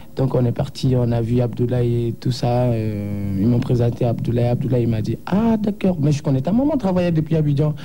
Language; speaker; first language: French; non-native, local second language; Bambara